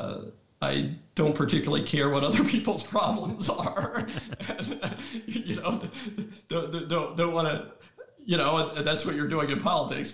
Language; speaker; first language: English; native; English